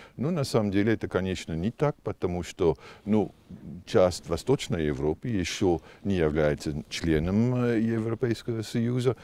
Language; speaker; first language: Russian; non-native, fluent; German